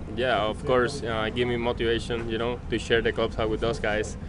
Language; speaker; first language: English; non-native, fluent; Spanish